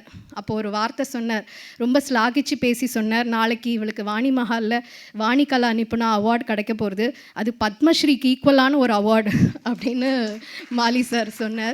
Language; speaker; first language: Tamil; native; Tamil